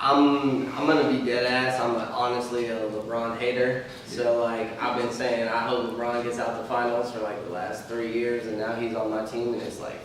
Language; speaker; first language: English; native; English